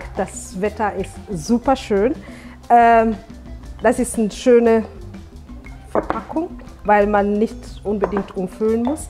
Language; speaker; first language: German; non-native, fluent; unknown